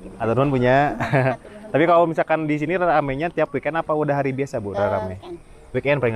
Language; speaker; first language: Indonesian; native; Indonesian